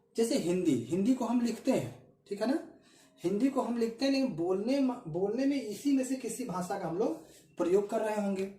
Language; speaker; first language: Hindi; native; Hindi